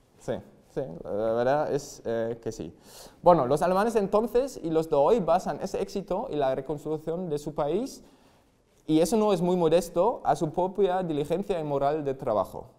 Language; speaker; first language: Spanish; non-native, fluent; German